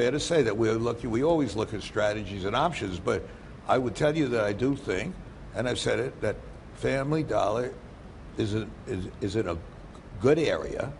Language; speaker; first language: English; native; English